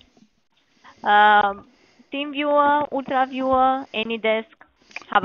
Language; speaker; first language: German; non-native, learner; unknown